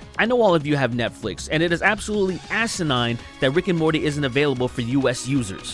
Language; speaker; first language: English; native; English